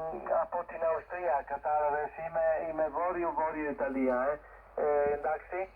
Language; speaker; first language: Greek; non-native, learner; Italian